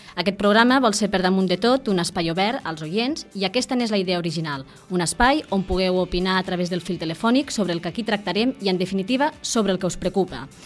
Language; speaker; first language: Catalan; native; Catalan